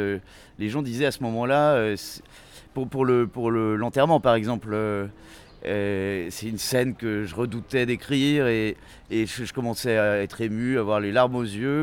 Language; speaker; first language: French; native; French